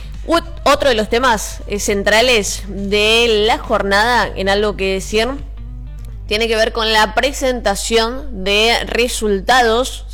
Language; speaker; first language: Spanish; native; Spanish